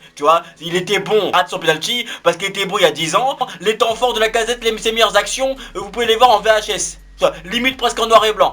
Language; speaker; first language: French; native; French